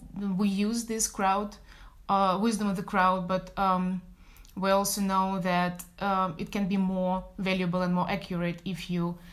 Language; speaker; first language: English; non-native, fluent; Russian